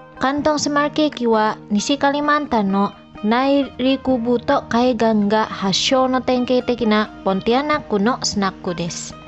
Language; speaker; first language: Japanese; non-native, fluent; Indonesian